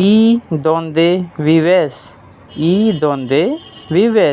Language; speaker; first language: Spanish; non-native, fluent; Hindi